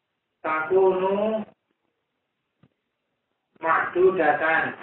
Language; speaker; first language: Arabic; non-native, learner; Indonesian